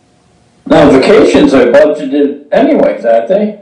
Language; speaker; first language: English; native; English